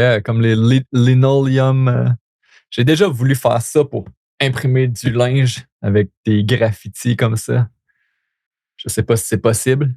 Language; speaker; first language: French; native; French